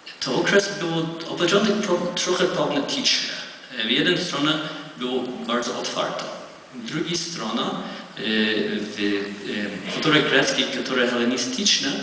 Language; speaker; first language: Polish; non-native, learner; Hebrew